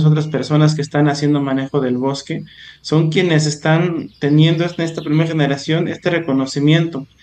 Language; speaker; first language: Spanish; native; Spanish